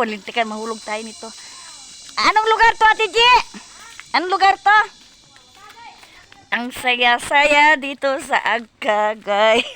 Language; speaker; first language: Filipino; non-native, local second language; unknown